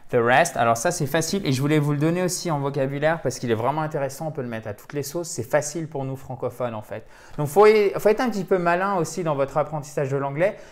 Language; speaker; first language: French; native; French